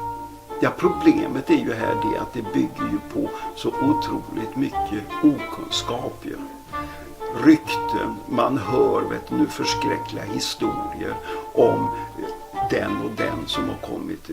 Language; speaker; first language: Swedish; native; Swedish